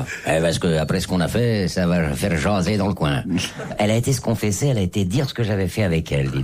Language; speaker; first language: French; native; French